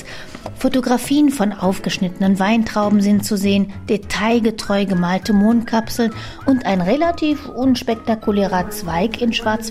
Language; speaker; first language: German; native; German